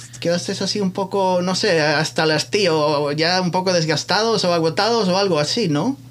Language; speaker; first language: Spanish; native; Spanish